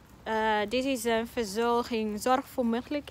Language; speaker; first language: Dutch; non-native, learner; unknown